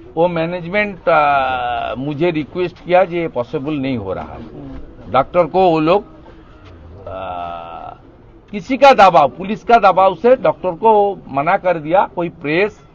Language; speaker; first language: Hindi; non-native, local second language; Bangla